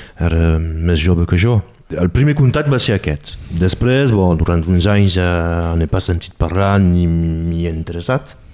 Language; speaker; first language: Catalan; non-native, local second language; French